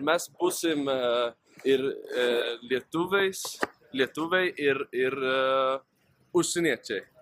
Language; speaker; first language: Lithuanian; non-native, learner; Swedish